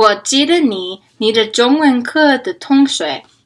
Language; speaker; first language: Chinese; non-native, learner; English